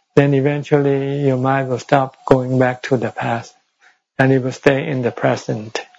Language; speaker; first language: English; non-native, fluent; Thai